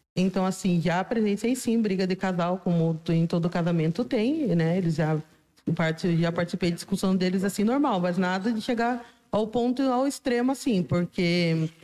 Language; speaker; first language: Portuguese; native; Portuguese